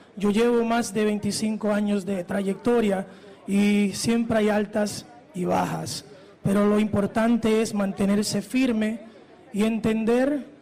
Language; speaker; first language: Spanish; early bilingual, heritage; Spanish